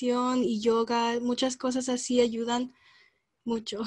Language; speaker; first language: Spanish; early bilingual, other home language; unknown